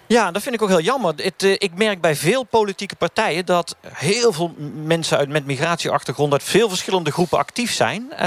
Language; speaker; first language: Dutch; native; Dutch